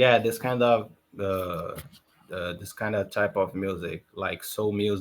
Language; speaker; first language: English; non-native, learner; Portuguese